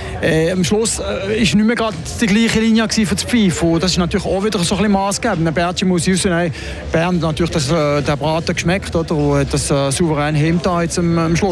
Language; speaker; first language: German; native; German